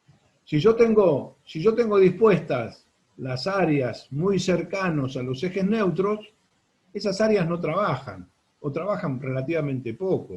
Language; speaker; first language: Spanish; native; Spanish